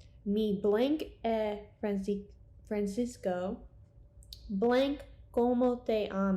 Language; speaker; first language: Spanish; non-native, learner; English